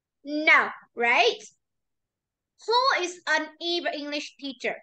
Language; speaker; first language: English; non-native, learner; Vietnamese